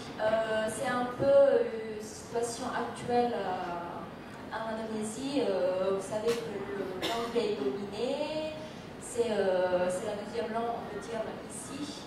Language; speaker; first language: French; non-native, fluent; Indonesian